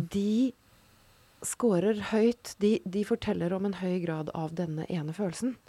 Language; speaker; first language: Norwegian; native; Norwegian